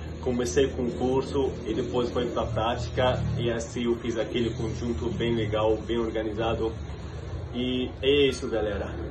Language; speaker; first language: Portuguese; non-native, fluent; Arabic